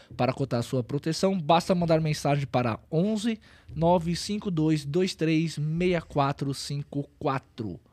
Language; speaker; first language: Portuguese; native; Portuguese